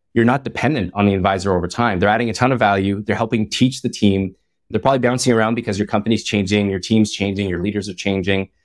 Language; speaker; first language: English; native; English